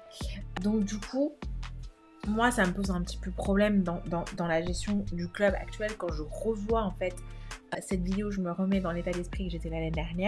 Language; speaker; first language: French; native; French